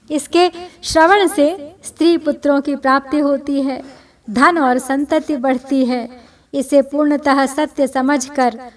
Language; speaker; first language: Hindi; native; Hindi